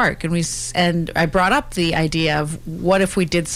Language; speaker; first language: English; native; English